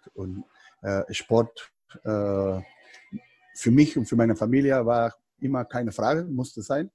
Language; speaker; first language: German; non-native, fluent; Spanish